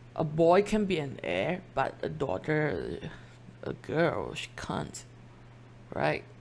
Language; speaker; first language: English; non-native, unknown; Chinese